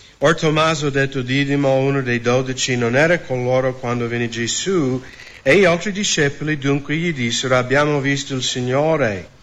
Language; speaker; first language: Italian; non-native, fluent; English